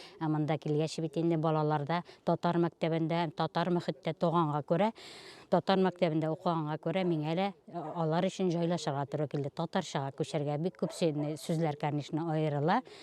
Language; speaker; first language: Tatar; non-native, local second language; Bashkir